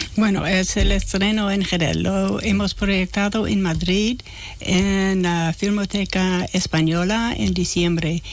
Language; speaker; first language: Spanish; non-native, fluent; English